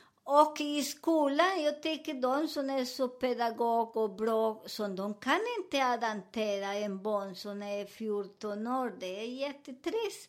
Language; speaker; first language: Swedish; non-native, fluent; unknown